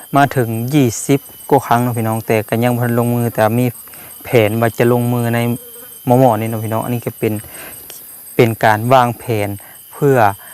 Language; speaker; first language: Thai; native; Thai